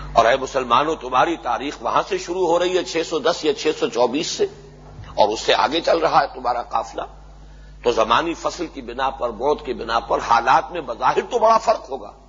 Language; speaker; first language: Urdu; native; Urdu